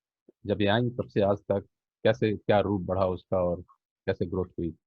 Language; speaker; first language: Hindi; native; Hindi